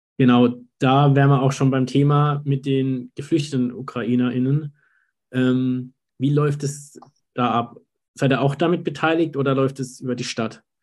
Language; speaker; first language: German; native; German